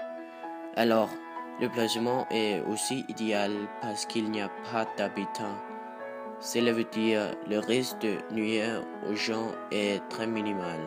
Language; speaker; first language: French; non-native, learner; Danish